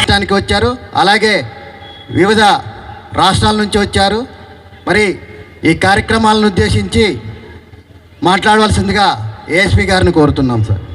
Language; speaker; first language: Telugu; native; Telugu